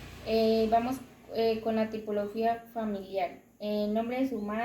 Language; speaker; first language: Spanish; native; Spanish